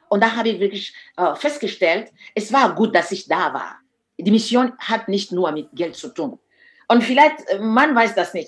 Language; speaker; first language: German; non-native, fluent; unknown